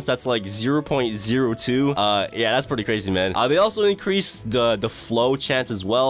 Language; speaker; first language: English; native; English